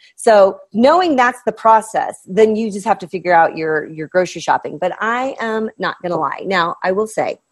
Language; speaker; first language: English; native; English